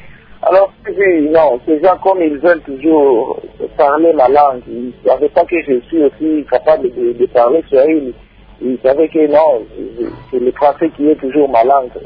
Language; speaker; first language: French; non-native, local second language; Swahili